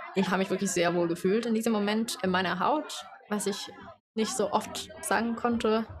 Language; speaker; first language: German; non-native, fluent; Italian